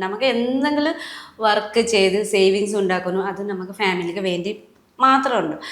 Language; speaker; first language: Malayalam; non-native, learner; Nepali